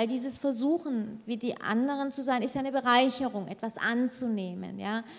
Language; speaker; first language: German; early bilingual, other home language; Turkish